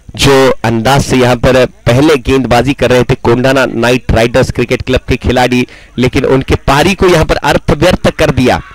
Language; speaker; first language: Hindi; non-native, local second language; Marathi